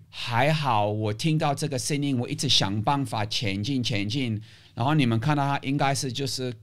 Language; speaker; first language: Chinese; non-native, fluent; English